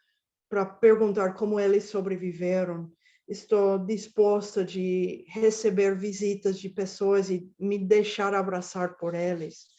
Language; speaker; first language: Portuguese; non-native, fluent; Spanish